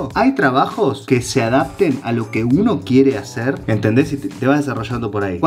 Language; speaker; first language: Spanish; native; Spanish